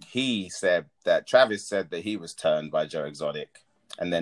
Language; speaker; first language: English; native; English